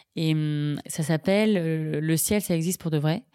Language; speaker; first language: French; native; French